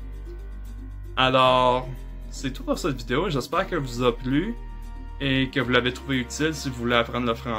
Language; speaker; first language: French; native; French